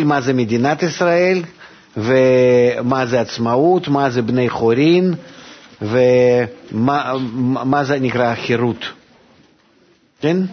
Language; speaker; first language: Hebrew; non-native, fluent; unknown